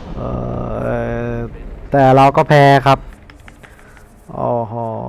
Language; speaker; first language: Thai; native; Thai